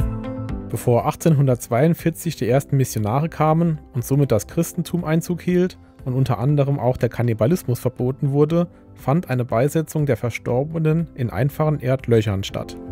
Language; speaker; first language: German; native; German